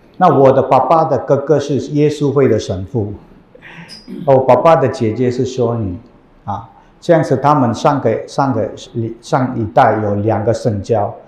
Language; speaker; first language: Chinese; non-native, fluent; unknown